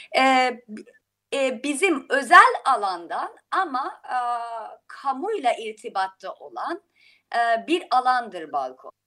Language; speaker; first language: Turkish; non-native, fluent; Persian